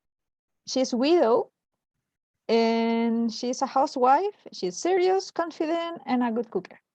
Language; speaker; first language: English; non-native, learner; Spanish